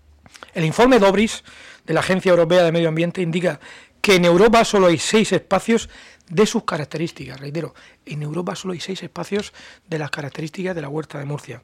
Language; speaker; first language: Spanish; native; Spanish